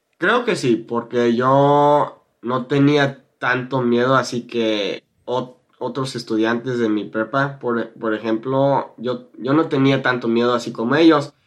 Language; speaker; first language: Spanish; non-native, fluent; English